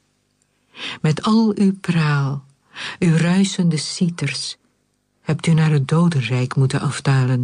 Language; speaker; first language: Dutch; native; Dutch